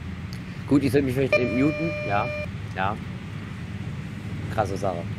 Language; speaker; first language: German; native; German